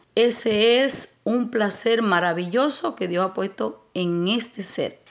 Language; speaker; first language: Spanish; native; Spanish